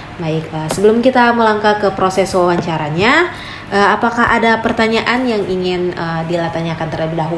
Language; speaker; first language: Indonesian; native; Indonesian